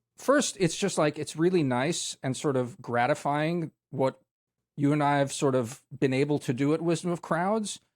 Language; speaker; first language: English; native; English